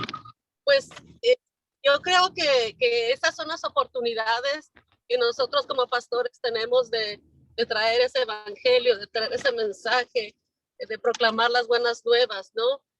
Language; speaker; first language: Spanish; native; Spanish